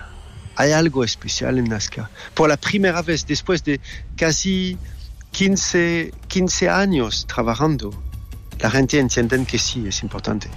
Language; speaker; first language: Spanish; non-native, learner; French